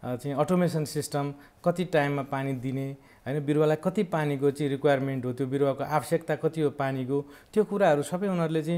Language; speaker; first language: Nepali; native; Nepali